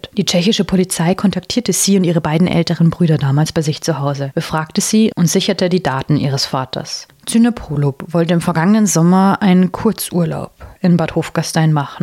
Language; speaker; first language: German; native; German